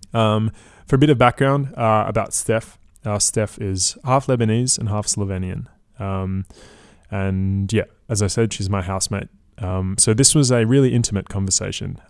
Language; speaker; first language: English; native; English